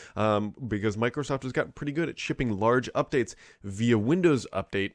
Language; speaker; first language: English; native; English